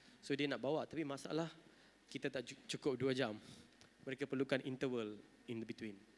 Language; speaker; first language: Malay; non-native, local second language; Tamil